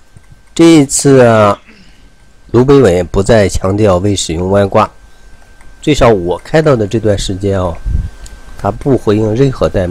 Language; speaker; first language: Chinese; native; Chinese